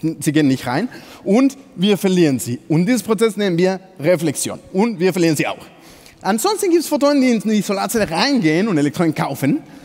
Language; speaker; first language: German; non-native, fluent; Spanish